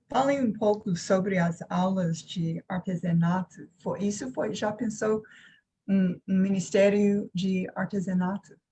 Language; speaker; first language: Portuguese; non-native, fluent; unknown